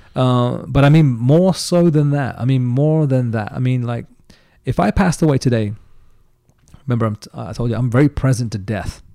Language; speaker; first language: English; native; English